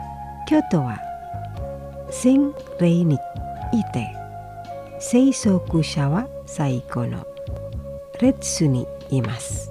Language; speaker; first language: Japanese; non-native, fluent; Indonesian